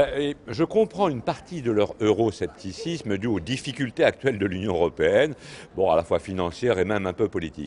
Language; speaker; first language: French; native; French